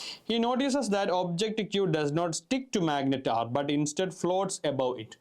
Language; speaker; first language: English; non-native, local second language; Malayalam